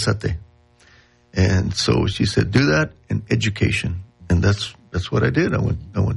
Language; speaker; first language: English; non-native, local second language; Spanish